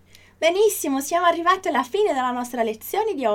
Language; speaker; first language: Italian; non-native, fluent; Portuguese